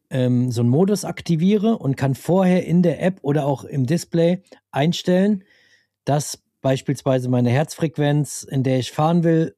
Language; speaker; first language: German; native; German